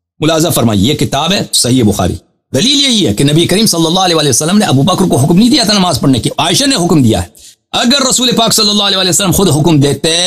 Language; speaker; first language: Urdu; non-native, fluent; Persian